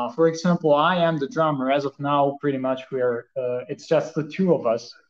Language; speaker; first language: English; non-native, fluent; Italian